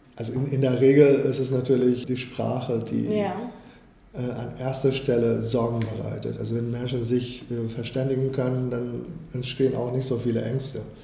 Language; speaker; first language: German; non-native, fluent; Kurdish